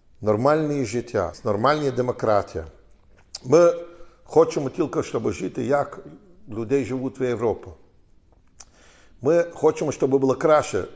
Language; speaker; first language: Ukrainian; non-native, fluent; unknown